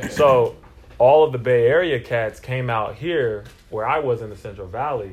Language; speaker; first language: English; native; English